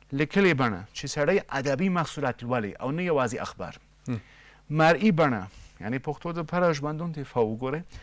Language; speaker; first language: Pashto; non-native, fluent; German